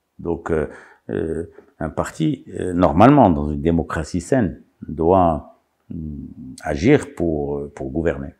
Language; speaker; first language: French; non-native, local second language; Arabic